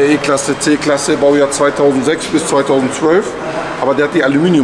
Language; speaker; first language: German; native; German